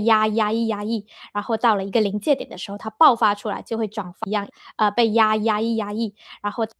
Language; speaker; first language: Chinese; native; Chinese